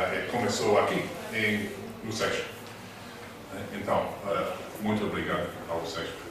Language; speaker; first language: Portuguese; non-native, learner; English